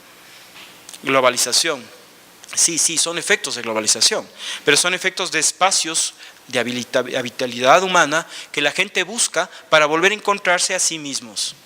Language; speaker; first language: Spanish; native; Spanish